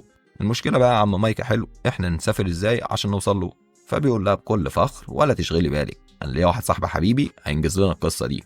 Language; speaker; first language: Arabic; native; Arabic